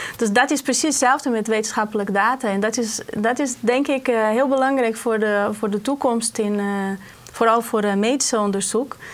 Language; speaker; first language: Dutch; non-native, fluent; Portuguese